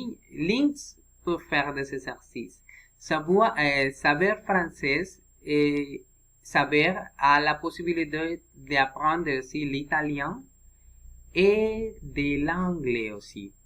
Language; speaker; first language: French; non-native, learner; Spanish